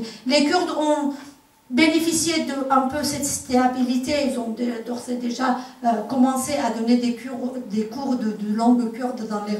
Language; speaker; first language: French; non-native, fluent; Kurdish